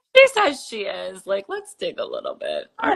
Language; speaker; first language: English; native; English